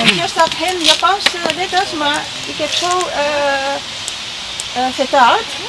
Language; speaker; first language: Dutch; non-native, fluent; Japanese